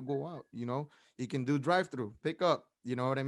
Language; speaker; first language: English; native; English